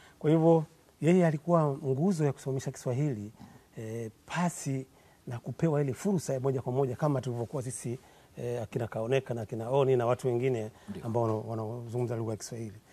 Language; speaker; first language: Swahili; native; Swahili